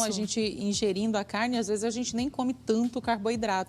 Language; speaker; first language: Portuguese; native; Portuguese